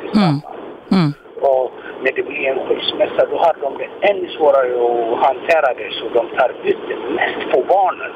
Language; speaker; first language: Swedish; non-native, fluent; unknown